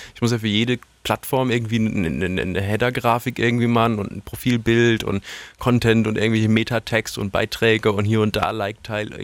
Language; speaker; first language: German; native; German